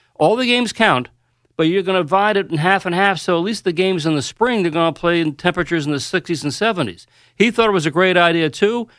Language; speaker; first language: English; native; English